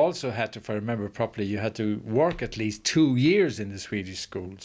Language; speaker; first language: English; native; English